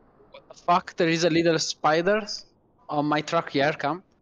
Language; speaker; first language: English; non-native, learner; Italian